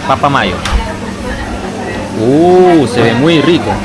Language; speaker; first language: Spanish; non-native, fluent; Indonesian